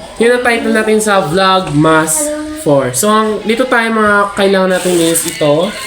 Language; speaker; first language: Filipino; native; Filipino